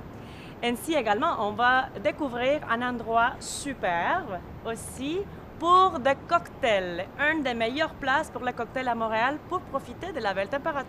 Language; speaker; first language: French; native; French